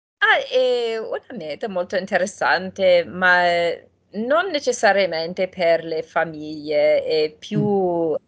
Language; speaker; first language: Italian; non-native, fluent; English